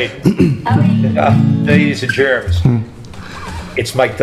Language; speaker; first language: English; native; English